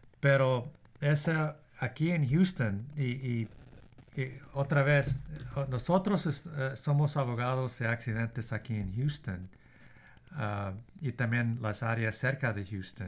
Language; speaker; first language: Spanish; early bilingual, heritage; Spanish